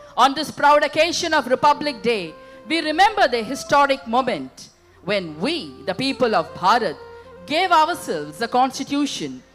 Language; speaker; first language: English; non-native, local second language; Tamil